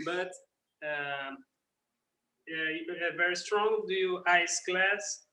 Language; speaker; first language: English; non-native, learner; Portuguese